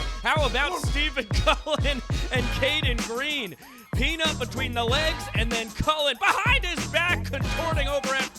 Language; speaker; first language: English; native; English